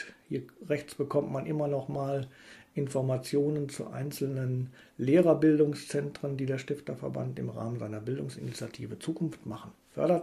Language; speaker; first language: German; native; German